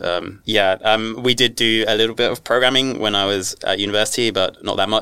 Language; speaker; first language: English; native; English